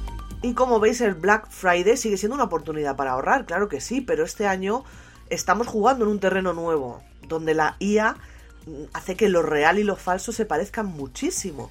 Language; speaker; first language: Spanish; native; Spanish